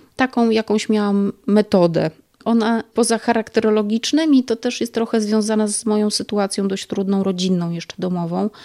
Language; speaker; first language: Polish; native; Polish